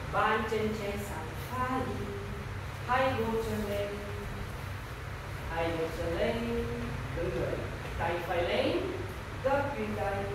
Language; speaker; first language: Vietnamese; non-native, learner; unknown